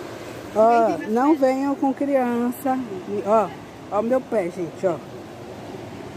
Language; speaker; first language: Portuguese; native; Portuguese